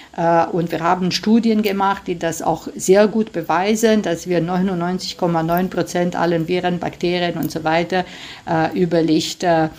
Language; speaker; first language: German; non-native, fluent; Romanian